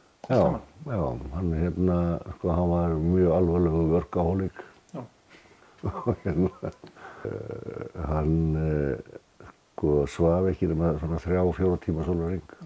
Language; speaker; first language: Icelandic; native; Icelandic